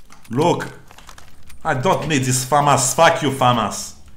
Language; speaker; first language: English; non-native, learner; French